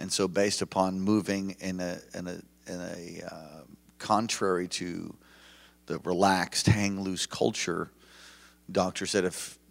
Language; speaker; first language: English; native; English